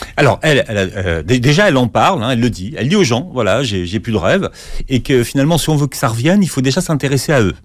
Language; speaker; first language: French; native; French